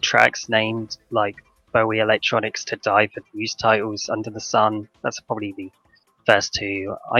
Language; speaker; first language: English; native; English